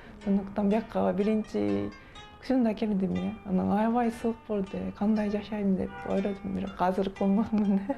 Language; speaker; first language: Kyrgyz; non-native, learner; Japanese